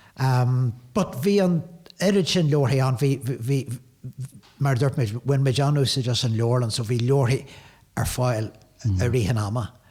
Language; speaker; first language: Irish; non-native, local second language; English